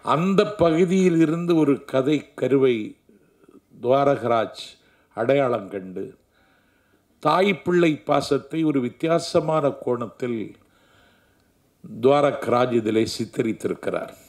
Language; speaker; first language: Tamil; native; Tamil